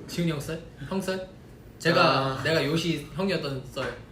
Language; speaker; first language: Korean; native; Korean